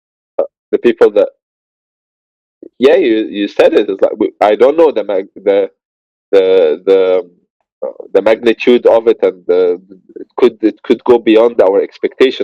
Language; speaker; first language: English; non-native, fluent; Arabic